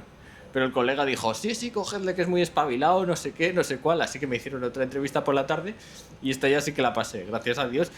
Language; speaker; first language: Spanish; native; Spanish